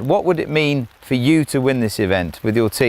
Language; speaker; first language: English; native; English